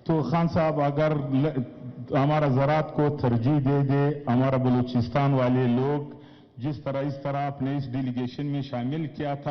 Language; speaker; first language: Hindi; non-native, local second language; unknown